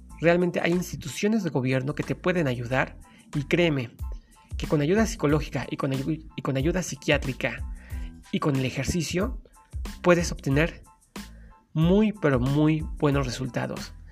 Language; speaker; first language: Spanish; native; Spanish